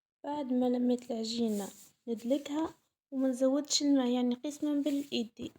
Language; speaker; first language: Arabic; native; Arabic